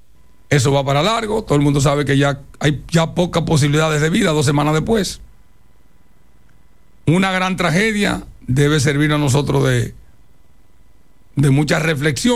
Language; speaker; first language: Spanish; native; Spanish